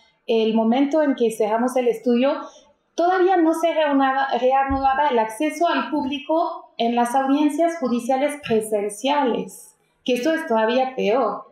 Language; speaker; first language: Spanish; native; Spanish